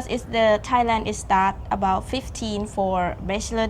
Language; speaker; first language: English; non-native, learner; Thai